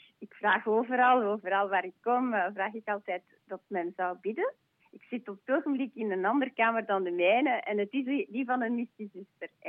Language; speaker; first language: Dutch; non-native, local second language; French